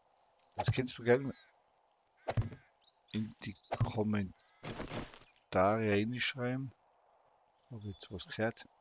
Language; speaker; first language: German; native; German